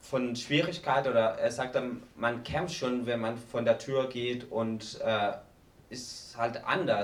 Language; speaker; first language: German; non-native, fluent; Spanish